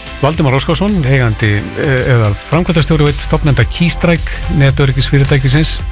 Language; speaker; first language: Icelandic; native; Icelandic